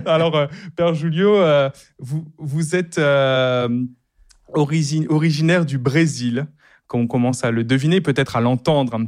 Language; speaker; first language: French; native; French